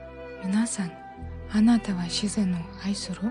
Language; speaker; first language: Japanese; non-native, learner; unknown